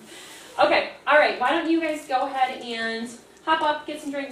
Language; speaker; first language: English; native; English